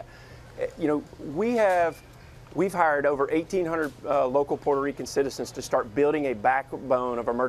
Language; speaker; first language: English; native; English